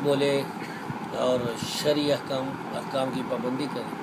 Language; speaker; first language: Urdu; non-native, local second language; Pashto